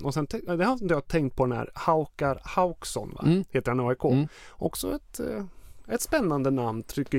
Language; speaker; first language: Swedish; native; Swedish